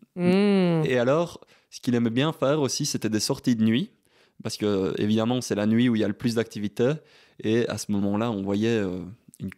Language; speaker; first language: French; native; French